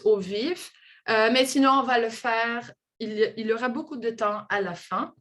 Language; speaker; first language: French; non-native, fluent; Portuguese